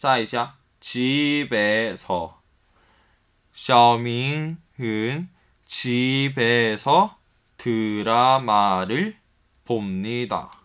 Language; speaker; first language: Korean; non-native, fluent; Chinese